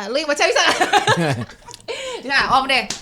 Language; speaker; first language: Indonesian; native; Indonesian